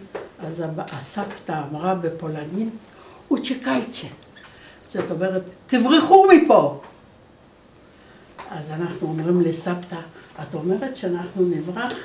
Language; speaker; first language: Hebrew; non-native, fluent; Polish